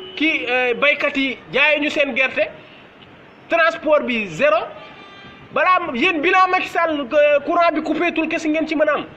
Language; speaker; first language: Wolof; native; Wolof